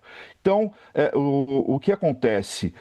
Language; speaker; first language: Portuguese; native; Portuguese